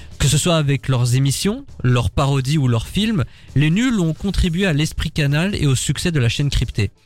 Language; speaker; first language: French; native; French